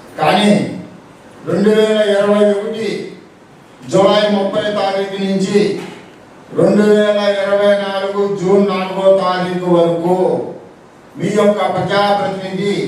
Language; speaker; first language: Telugu; native; Telugu